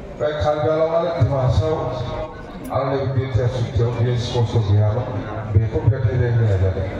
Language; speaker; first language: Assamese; non-native, local second language; Bodo